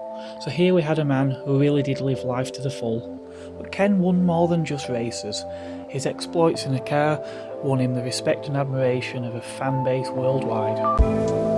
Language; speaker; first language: English; native; English